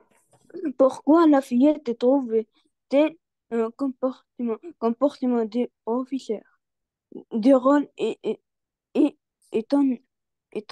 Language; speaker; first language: French; non-native, learner; Arabic